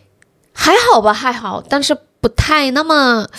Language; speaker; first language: Chinese; non-native, fluent; Indonesian